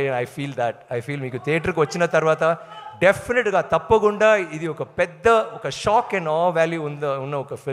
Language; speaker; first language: Telugu; non-native, learner; Tamil